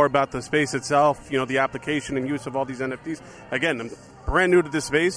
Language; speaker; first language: English; native; English